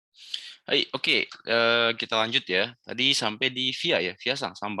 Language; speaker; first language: Indonesian; native; Indonesian